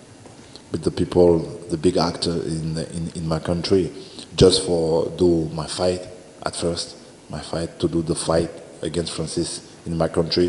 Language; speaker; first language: English; non-native, learner; French